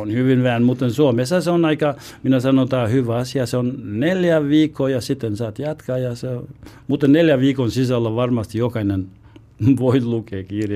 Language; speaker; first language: Finnish; non-native, learner; Albanian